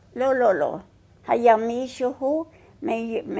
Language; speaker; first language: Hebrew; non-native, fluent; English